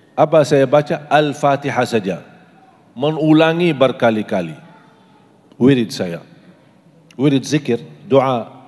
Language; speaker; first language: Indonesian; non-native, fluent; Arabic